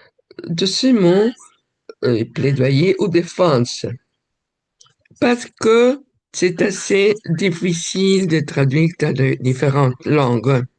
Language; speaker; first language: French; non-native, fluent; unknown